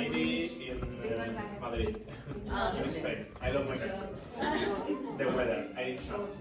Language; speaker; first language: English; non-native, learner; Spanish